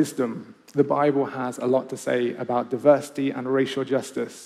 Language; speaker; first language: English; native; English